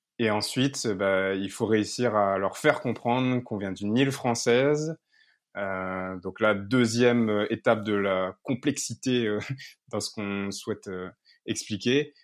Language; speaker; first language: French; native; French